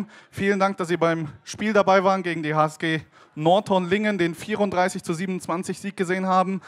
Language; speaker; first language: German; native; German